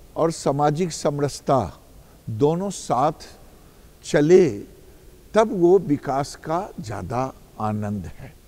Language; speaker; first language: Hindi; native; Hindi